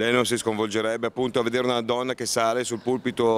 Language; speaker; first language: Italian; native; Italian